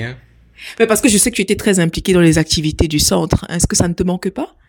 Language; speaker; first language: French; native; French